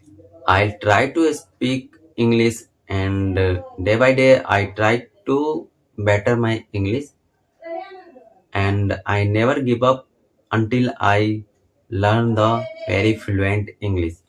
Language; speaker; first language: English; non-native, learner; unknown